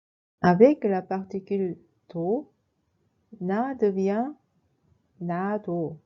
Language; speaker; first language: French; non-native, fluent; Korean